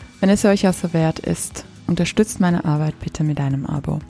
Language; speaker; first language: German; native; German